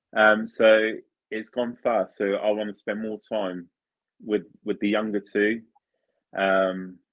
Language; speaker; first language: English; early bilingual, other home language; Italian